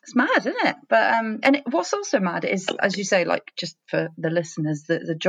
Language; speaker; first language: English; native; English